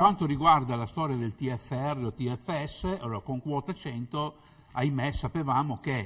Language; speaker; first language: Italian; native; Italian